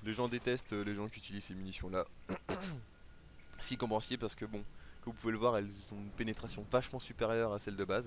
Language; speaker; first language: French; native; French